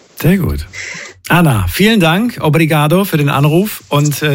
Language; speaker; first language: German; native; German